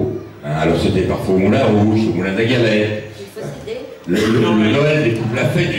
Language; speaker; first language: French; native; French